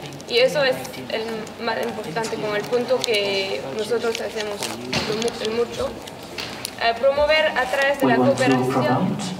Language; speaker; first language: Spanish; non-native, learner; French